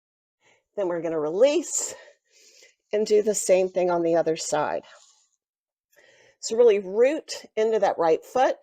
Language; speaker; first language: English; native; English